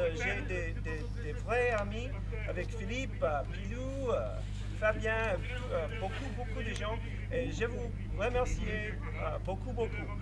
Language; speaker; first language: French; non-native, learner; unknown